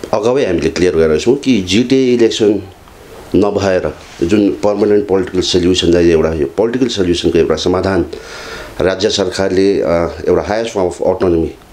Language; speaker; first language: Nepali; native; Nepali